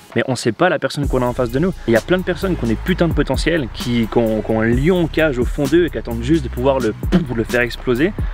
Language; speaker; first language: French; native; French